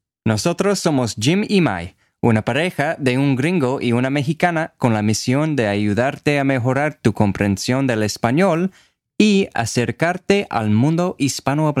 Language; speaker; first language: Spanish; non-native, fluent; English